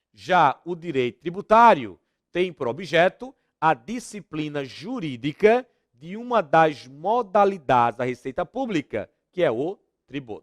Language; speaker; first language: Portuguese; native; Portuguese